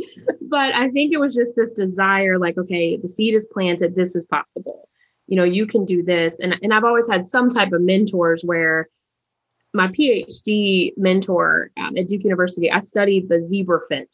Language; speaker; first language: English; native; English